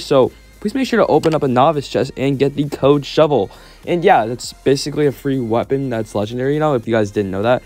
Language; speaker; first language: English; native; English